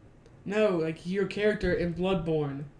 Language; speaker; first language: English; native; English